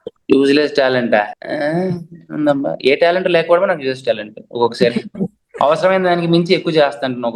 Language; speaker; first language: Telugu; native; Telugu